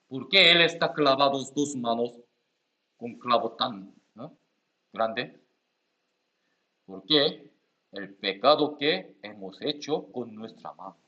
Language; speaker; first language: Spanish; non-native, learner; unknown